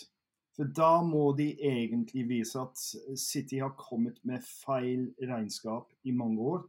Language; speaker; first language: Norwegian; non-native, fluent; English